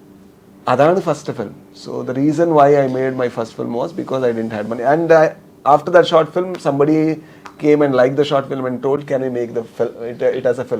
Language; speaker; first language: Malayalam; non-native, local second language; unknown